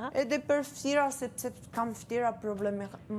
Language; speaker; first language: Albanian; early bilingual, heritage; Albanian